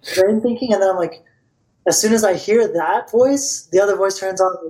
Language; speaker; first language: English; non-native, fluent; Bulgarian